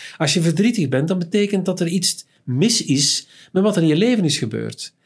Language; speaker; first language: Dutch; native; Dutch